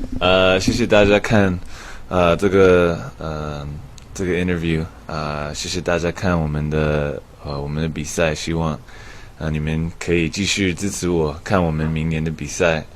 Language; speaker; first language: Chinese; early bilingual, heritage; English